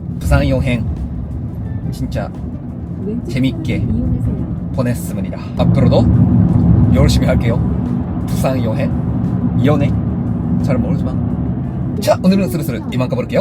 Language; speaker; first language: Korean; non-native, learner; Japanese